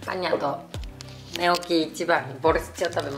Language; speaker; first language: Japanese; native; Japanese